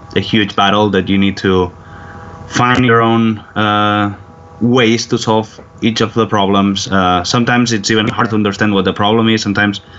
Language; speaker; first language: English; non-native, fluent; Spanish